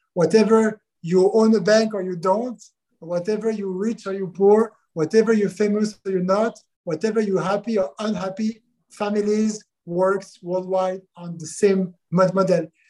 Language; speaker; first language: English; non-native, fluent; French